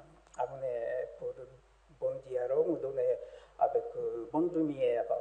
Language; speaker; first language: French; non-native, learner; Japanese